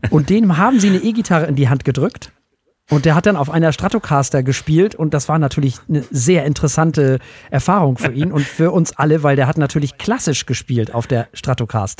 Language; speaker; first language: German; native; German